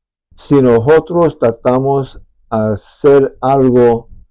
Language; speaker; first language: Spanish; early bilingual, other home language; English